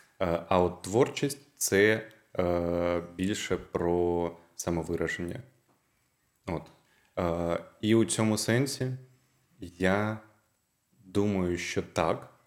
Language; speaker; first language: Ukrainian; non-native, local second language; Russian